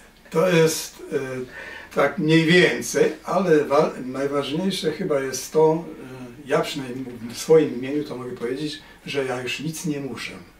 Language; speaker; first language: Polish; native; Polish